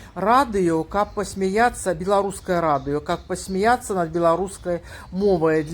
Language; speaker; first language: Belarusian; native; Belarusian